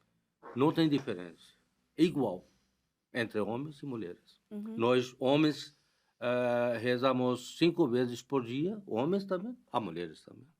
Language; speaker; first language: Portuguese; non-native, fluent; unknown